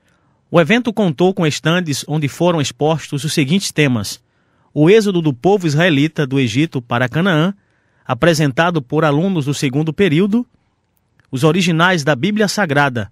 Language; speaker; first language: Portuguese; native; Portuguese